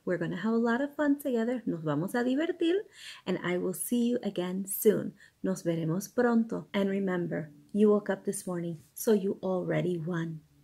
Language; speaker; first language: English; early bilingual, other home language; Spanish